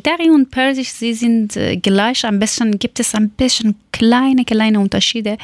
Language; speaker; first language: German; non-native, local second language; Persian